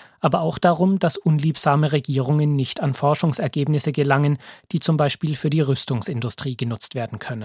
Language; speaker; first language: German; native; German